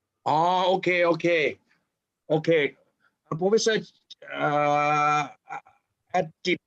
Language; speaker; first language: English; non-native, fluent; Thai